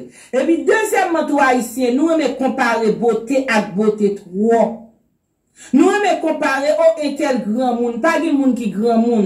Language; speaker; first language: French; non-native, local second language; Haitian Creole